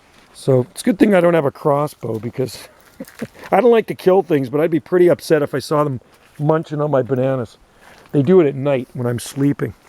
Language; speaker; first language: English; native; English